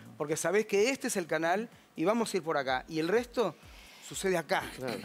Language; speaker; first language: Spanish; native; Spanish